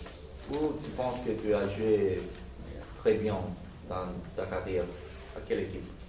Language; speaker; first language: French; non-native, learner; Romanian